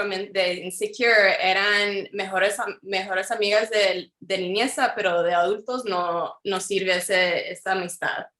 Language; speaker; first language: Spanish; early bilingual, heritage; Spanish